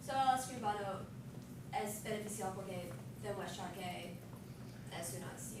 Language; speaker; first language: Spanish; non-native, learner; English